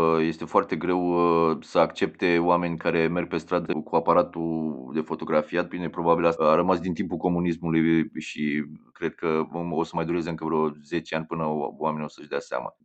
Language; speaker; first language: Romanian; native; Romanian